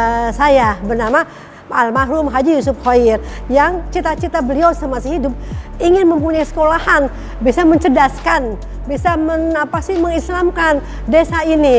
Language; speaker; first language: Indonesian; native; Indonesian